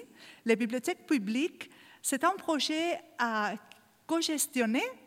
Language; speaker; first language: French; non-native, learner; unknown